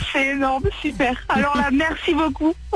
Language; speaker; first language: French; native; French